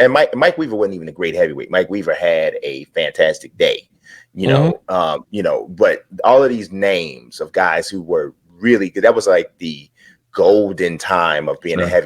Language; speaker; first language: English; native; English